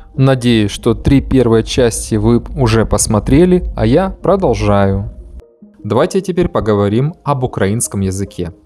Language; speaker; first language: Russian; native; Russian